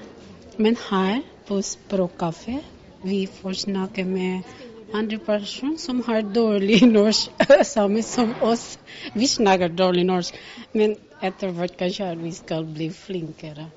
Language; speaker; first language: Norwegian; non-native, learner; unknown